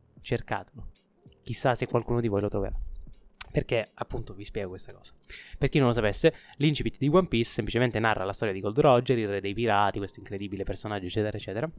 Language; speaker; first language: Italian; native; Italian